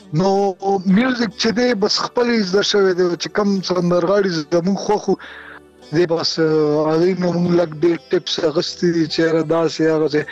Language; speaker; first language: Pashto; native; Pashto